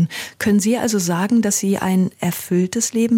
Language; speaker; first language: German; native; German